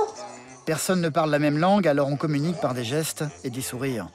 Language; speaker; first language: French; native; French